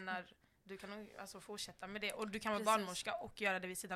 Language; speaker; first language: Swedish; native; Swedish